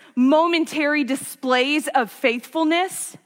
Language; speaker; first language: English; native; English